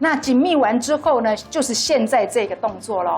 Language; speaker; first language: Chinese; native; Chinese